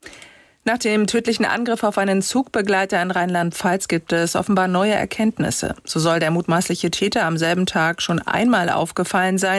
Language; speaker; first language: German; native; German